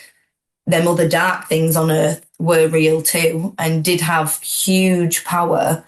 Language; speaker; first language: English; native; English